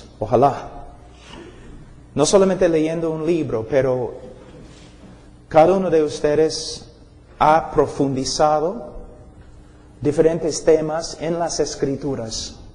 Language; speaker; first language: Spanish; non-native, fluent; English